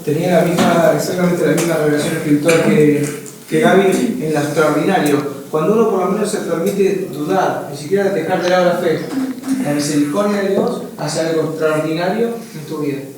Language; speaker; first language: Spanish; native; Spanish